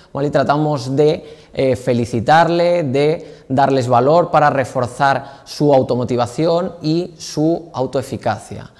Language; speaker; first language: Spanish; native; Spanish